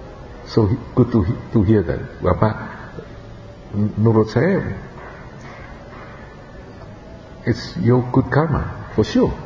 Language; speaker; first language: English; non-native, fluent; Indonesian